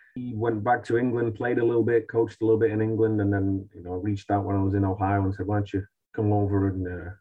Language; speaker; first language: English; native; English